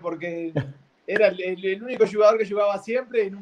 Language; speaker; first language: Portuguese; non-native, fluent; Spanish